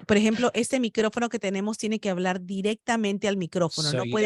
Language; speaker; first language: Spanish; native; Spanish